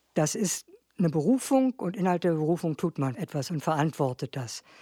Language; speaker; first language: German; native; German